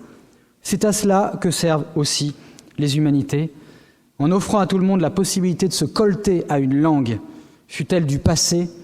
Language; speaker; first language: French; native; French